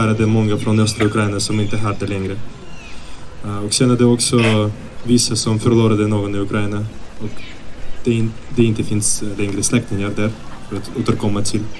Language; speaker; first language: Swedish; non-native, fluent; Ukrainian